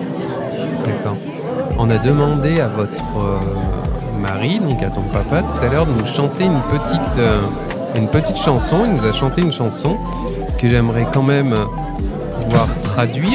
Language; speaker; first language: French; native; French